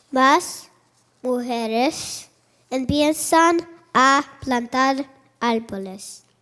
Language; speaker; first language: Spanish; non-native, learner; English